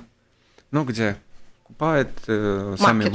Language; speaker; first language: Russian; non-native, local second language; Latvian